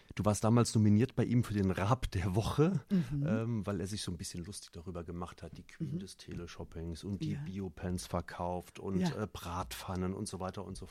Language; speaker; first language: German; native; German